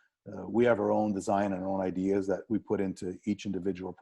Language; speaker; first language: English; native; English